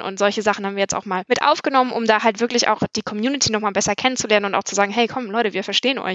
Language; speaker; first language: German; native; German